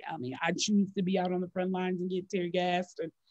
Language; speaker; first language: English; native; English